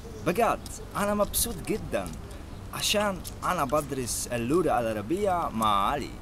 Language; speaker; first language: Arabic; non-native, learner; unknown